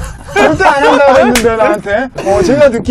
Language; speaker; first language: Korean; native; Korean